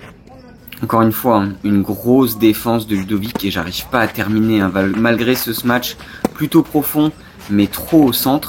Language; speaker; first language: French; native; French